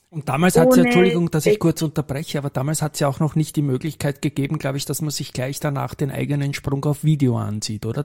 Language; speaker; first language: German; native; German